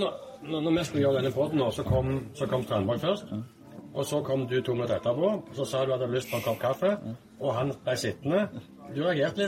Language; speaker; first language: Norwegian; native; Norwegian